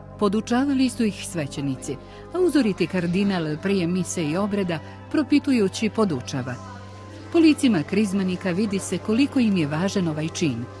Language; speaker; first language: Croatian; native; Croatian